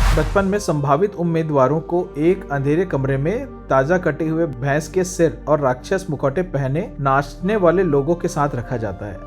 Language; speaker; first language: Hindi; native; Hindi